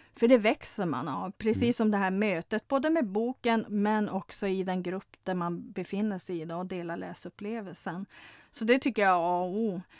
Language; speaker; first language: Swedish; native; Swedish